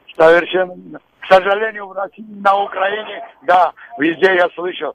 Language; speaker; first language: Russian; non-native, local second language; Georgian